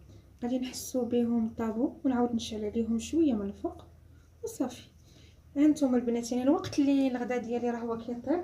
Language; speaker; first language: Arabic; native; Arabic